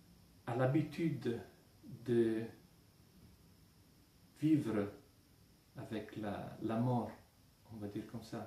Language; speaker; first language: French; non-native, fluent; Italian